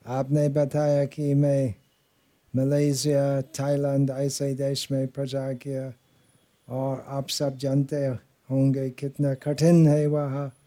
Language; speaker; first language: Hindi; non-native, fluent; English